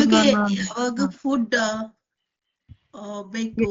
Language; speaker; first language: Kannada; non-native, learner; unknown